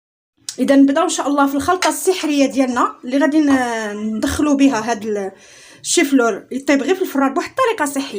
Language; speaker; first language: Arabic; native; Arabic